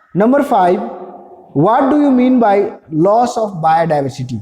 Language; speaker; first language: English; non-native, local second language; Nepali